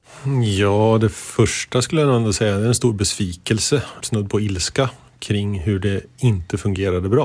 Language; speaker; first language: Swedish; native; Swedish